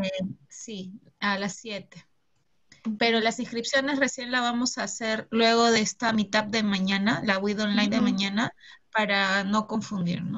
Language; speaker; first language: Spanish; native; Spanish